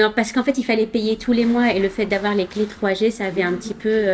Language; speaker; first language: French; non-native, local second language; Arabic